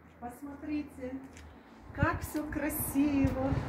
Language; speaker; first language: Russian; native; Russian